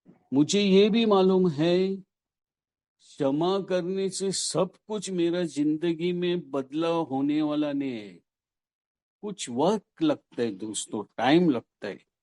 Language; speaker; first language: Hindi; non-native, local second language; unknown